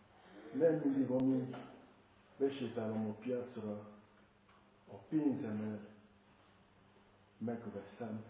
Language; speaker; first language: Hungarian; non-native, fluent; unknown